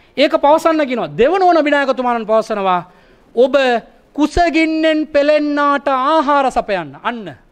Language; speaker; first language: Sinhala; non-native, local second language; Tamil